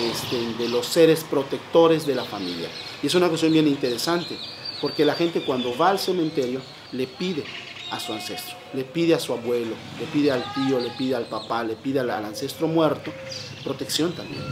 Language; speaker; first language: Spanish; native; Spanish